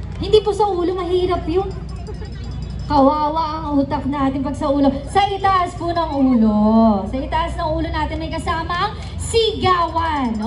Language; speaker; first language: Filipino; native; Filipino